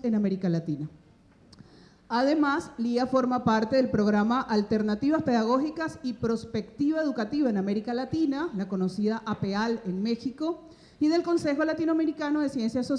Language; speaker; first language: Spanish; native; Spanish